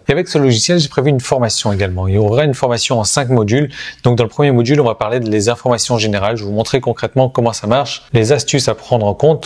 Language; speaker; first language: French; native; French